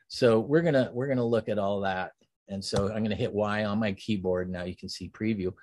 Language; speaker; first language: English; native; English